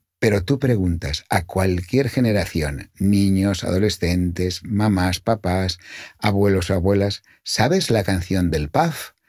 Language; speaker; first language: Spanish; non-native, local second language; Catalan